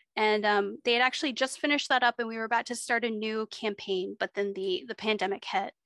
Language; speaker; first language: English; native; English